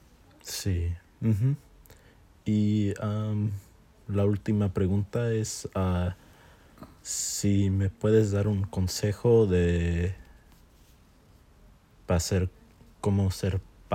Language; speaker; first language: Spanish; early bilingual, heritage; Spanish